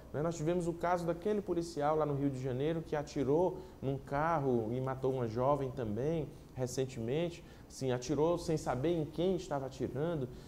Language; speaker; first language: Portuguese; native; Portuguese